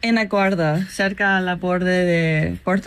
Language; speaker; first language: Spanish; non-native, learner; English